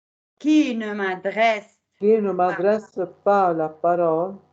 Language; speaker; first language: French; non-native, learner; Arabic